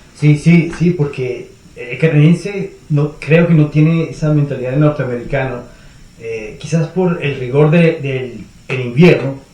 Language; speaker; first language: Spanish; native; Spanish